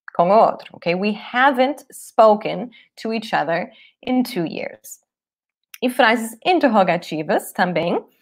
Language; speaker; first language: Portuguese; non-native, fluent; English